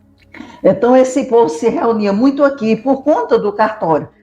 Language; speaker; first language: Portuguese; native; Portuguese